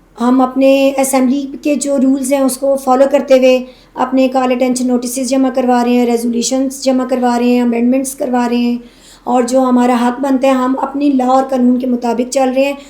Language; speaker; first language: Urdu; non-native, local second language; Northern Hindko